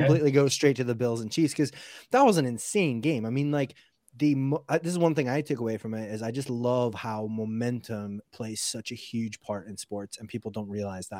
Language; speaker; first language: English; native; English